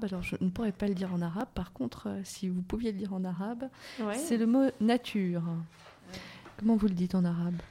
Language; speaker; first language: French; native; French